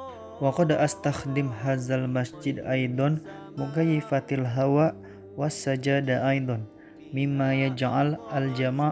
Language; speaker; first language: Arabic; non-native, learner; Indonesian